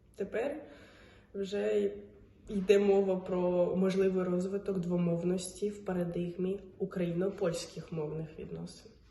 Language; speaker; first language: Ukrainian; non-native, local second language; Russian